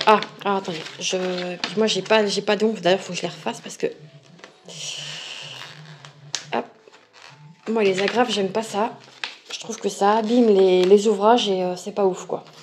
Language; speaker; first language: French; native; French